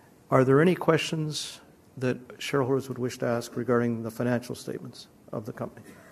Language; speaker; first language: English; native; English